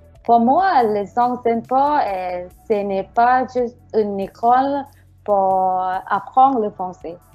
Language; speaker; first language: French; non-native, learner; Thai